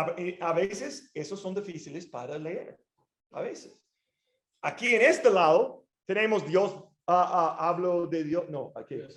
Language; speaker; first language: Spanish; non-native, fluent; English